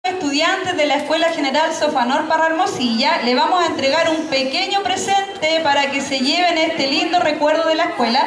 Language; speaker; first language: Spanish; native; Spanish